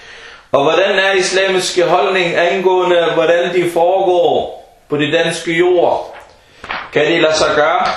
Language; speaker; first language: Danish; early bilingual, other home language; Arabic